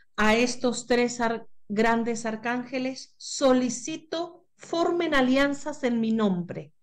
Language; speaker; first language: Spanish; native; Spanish